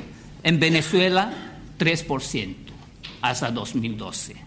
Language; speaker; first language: Spanish; non-native, fluent; Chinese